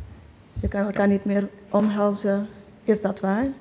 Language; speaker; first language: Dutch; non-native, local second language; Papiamento